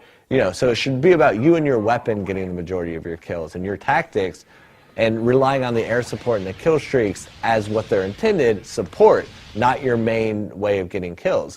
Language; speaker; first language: English; native; English